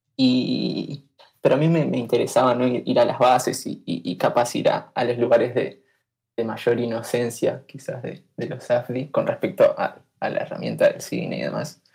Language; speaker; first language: Spanish; native; Spanish